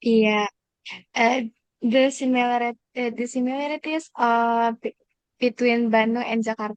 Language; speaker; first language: English; non-native, learner; Indonesian